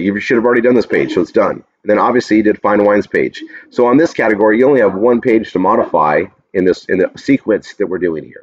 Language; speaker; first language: English; native; English